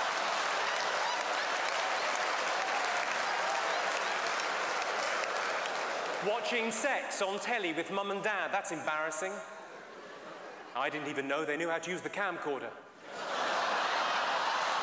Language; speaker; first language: English; native; English